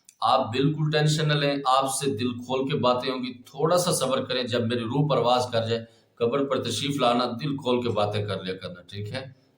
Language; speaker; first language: Urdu; non-native, local second language; Pashto